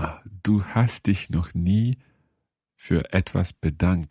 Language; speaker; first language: German; non-native, learner; English